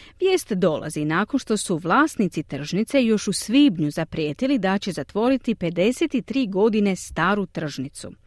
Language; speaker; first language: Croatian; native; Croatian